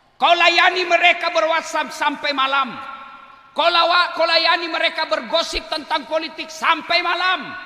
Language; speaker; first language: Indonesian; non-native, local second language; Buginese